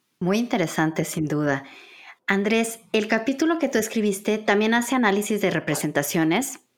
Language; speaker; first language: Spanish; native; Spanish